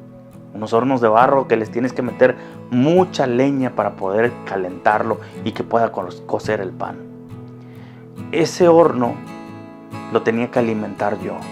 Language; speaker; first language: Spanish; native; Spanish